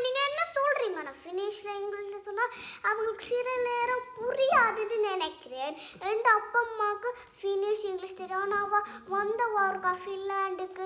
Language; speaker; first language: Tamil; early bilingual, heritage; Tamil